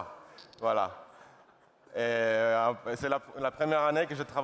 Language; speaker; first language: French; non-native, fluent; Portuguese